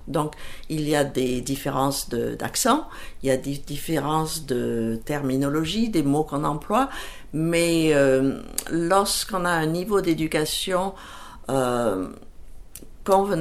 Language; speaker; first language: French; native; French